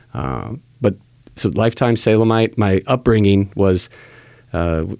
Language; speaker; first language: English; native; English